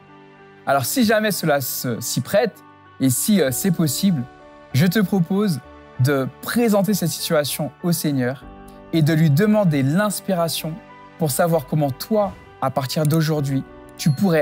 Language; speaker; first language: French; native; French